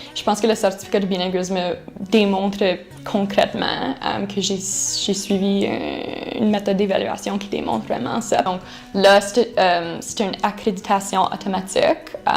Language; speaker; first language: French; non-native, local second language; English